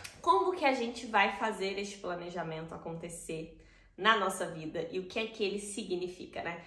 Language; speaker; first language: Portuguese; native; Portuguese